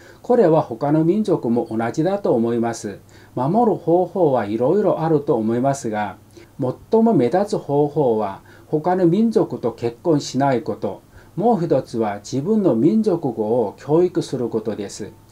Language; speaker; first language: Japanese; non-native, fluent; Korean